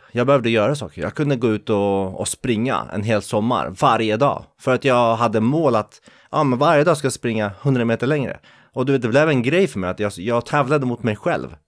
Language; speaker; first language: Swedish; early bilingual, other home language; Kurdish